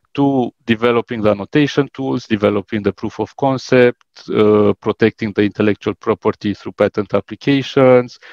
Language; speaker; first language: English; non-native, fluent; Romanian